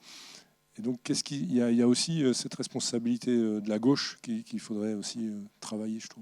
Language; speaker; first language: French; native; French